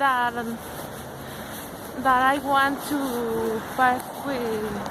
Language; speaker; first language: English; non-native, learner; Spanish